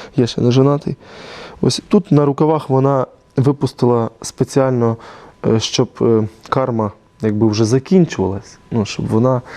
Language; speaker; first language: Ukrainian; native; Ukrainian